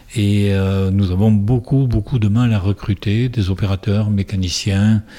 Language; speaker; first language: French; native; French